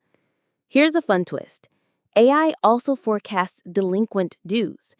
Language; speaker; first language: English; native; English